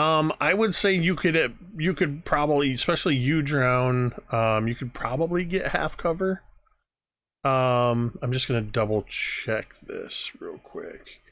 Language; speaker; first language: English; native; English